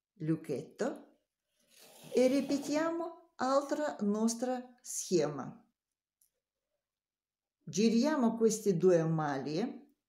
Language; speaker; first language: Italian; non-native, learner; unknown